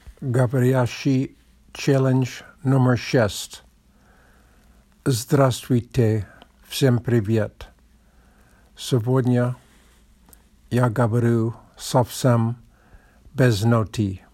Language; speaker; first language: Russian; non-native, learner; English